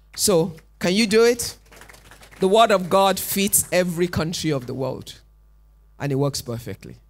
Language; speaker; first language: English; non-native, local second language; Yoruba